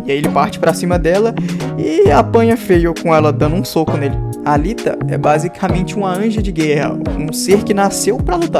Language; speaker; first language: Portuguese; native; Portuguese